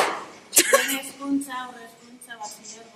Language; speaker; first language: Basque; native; Basque